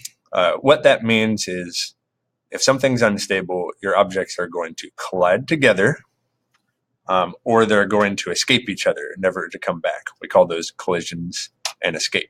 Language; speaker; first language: English; native; English